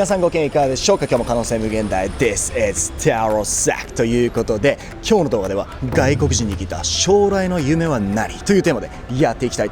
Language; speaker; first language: Japanese; native; Japanese